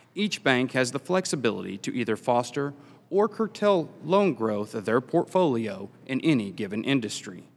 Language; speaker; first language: English; native; English